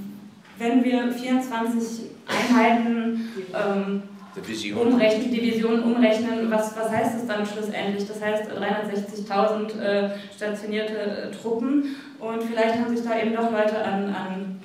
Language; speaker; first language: German; native; German